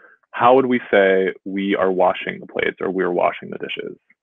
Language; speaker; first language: English; native; English